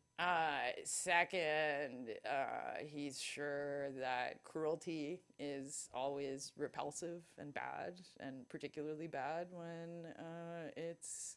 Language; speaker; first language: English; native; English